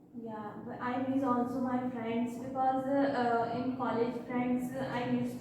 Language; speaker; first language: English; non-native, learner; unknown